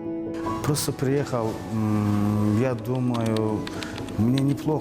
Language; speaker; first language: Russian; non-native, learner; Azerbaijani